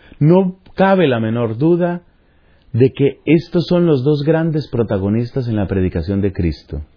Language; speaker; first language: Spanish; native; Spanish